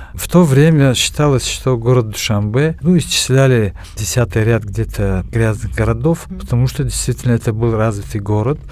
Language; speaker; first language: Russian; non-native, local second language; Tajik